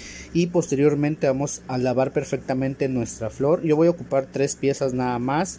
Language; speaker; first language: Spanish; native; Spanish